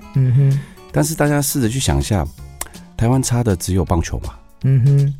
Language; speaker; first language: Chinese; native; Chinese